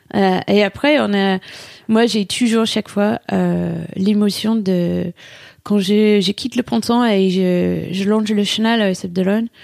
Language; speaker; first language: French; non-native, fluent; English